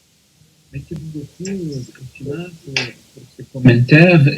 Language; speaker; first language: French; non-native, fluent; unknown